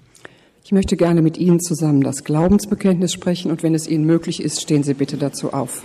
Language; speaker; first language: German; native; German